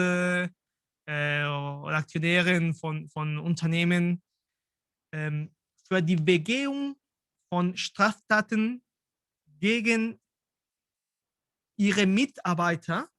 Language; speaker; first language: German; non-native, fluent; Spanish